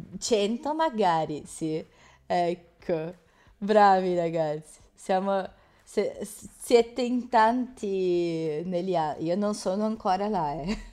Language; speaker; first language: Italian; non-native, fluent; Portuguese